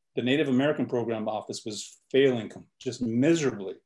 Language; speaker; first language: English; native; English